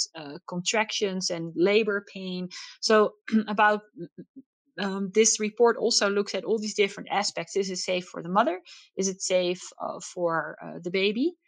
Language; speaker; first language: English; non-native, fluent; Dutch